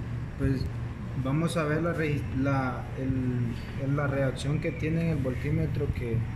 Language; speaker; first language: Spanish; native; Spanish